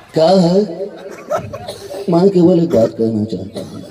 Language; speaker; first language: Hindi; native; Hindi